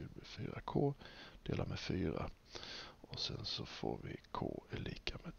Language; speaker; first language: Swedish; native; Swedish